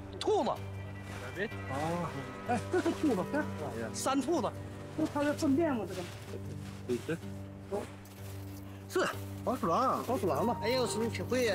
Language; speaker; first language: Chinese; native; Chinese